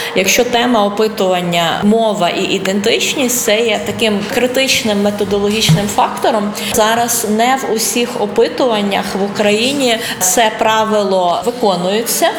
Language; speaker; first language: Ukrainian; non-native, local second language; Russian